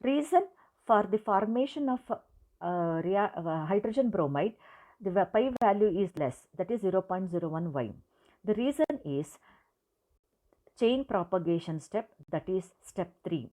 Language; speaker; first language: English; non-native, local second language; Kannada